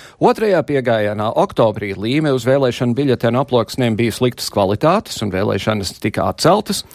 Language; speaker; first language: Latvian; early bilingual, heritage; Latvian